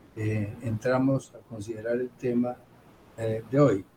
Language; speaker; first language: Spanish; native; Spanish